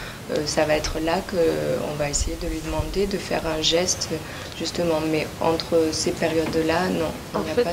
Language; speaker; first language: French; native; French